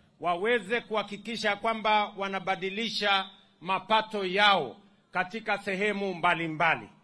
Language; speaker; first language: Swahili; non-native, local second language; Kalenjin